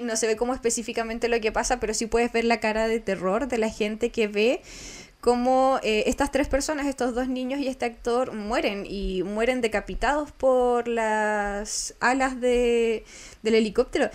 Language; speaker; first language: Spanish; native; Spanish